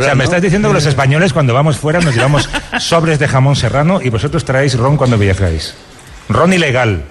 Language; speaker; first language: Spanish; native; Spanish